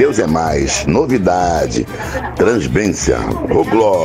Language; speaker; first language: Portuguese; native; Portuguese